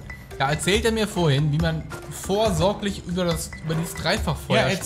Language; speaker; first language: German; native; German